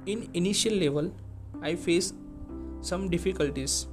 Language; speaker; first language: English; non-native, local second language; Gujarati